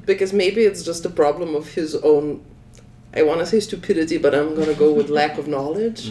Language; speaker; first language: English; non-native, fluent; Slovenian